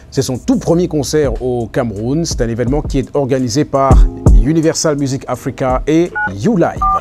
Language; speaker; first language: French; native; French